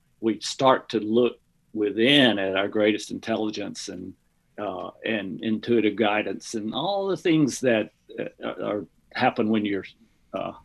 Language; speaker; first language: English; native; English